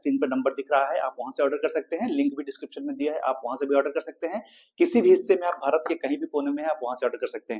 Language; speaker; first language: Hindi; native; Hindi